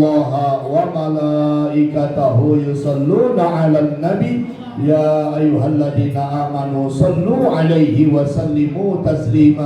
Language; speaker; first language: Indonesian; native; Indonesian